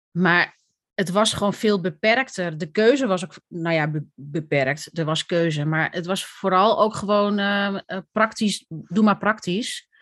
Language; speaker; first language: Dutch; native; Dutch